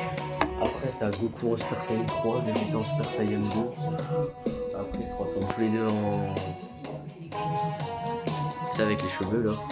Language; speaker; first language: French; native; French